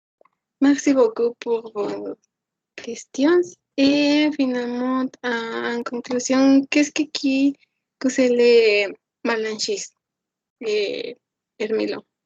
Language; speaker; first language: French; non-native, learner; Spanish